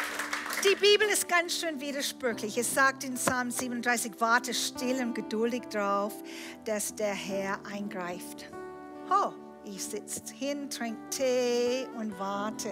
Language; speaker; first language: German; non-native, fluent; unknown